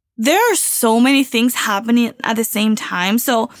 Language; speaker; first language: English; non-native, fluent; Spanish